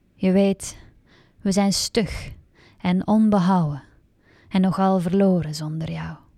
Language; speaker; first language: Dutch; native; Dutch